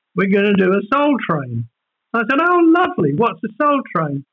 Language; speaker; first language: English; native; English